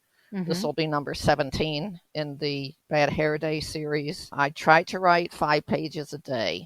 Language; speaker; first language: English; native; English